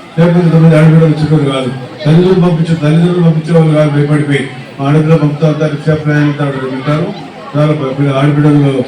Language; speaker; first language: Telugu; non-native, local second language; Urdu